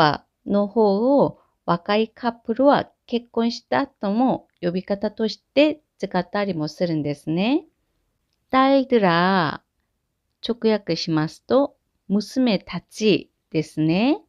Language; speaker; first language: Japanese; non-native, fluent; Korean